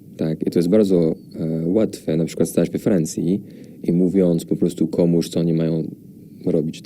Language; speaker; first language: Polish; non-native, fluent; French